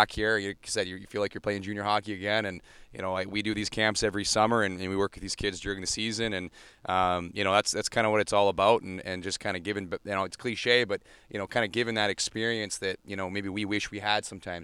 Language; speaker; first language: English; native; English